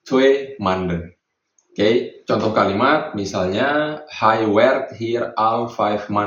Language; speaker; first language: Dutch; non-native, fluent; Indonesian